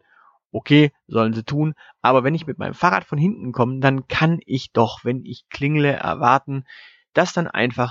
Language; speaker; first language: German; native; German